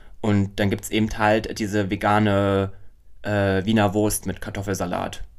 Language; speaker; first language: German; native; German